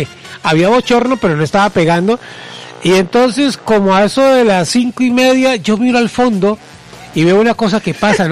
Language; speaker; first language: Spanish; native; Spanish